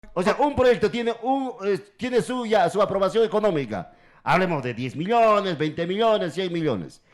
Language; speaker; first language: Spanish; native; Spanish